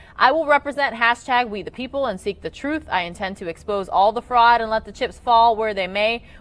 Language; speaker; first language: English; native; English